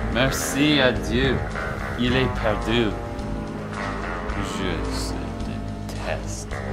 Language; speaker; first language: French; non-native, learner; English